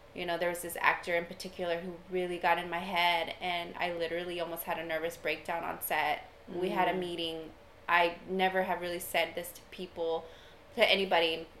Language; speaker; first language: English; native; English